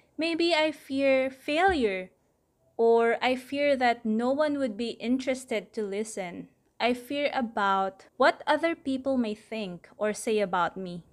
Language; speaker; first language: English; non-native, local second language; Filipino